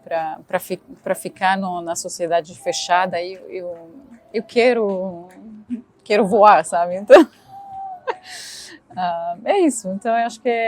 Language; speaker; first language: Portuguese; non-native, fluent; Arabic